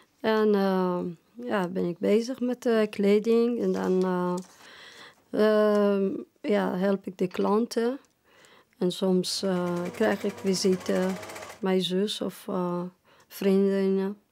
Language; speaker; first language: Dutch; non-native, fluent; Persian